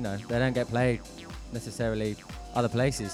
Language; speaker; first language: English; native; English